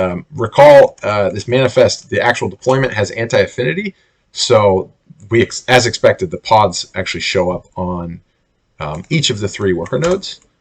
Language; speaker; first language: English; native; English